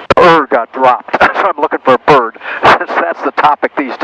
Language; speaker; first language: English; native; English